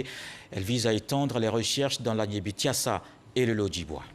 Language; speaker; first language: French; native; French